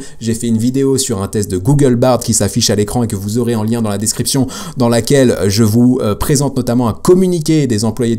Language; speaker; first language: French; native; French